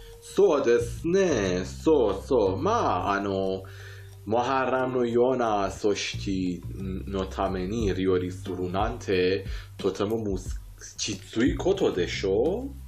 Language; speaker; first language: Japanese; non-native, fluent; Persian